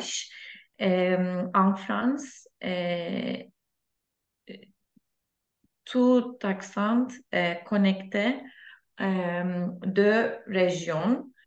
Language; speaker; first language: French; non-native, learner; Turkish